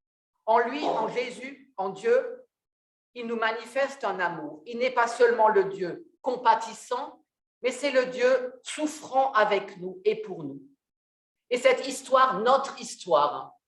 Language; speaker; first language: French; native; French